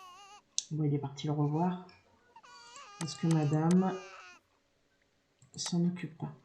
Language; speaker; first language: French; native; French